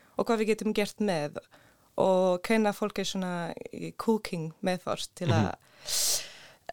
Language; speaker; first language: Icelandic; non-native, learner; Swedish